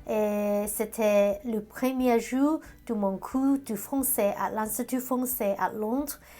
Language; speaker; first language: French; non-native, learner; Cantonese